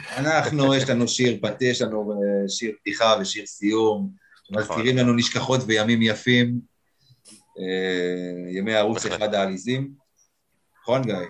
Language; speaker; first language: Hebrew; native; Hebrew